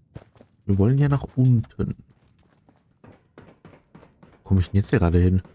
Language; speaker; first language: German; native; German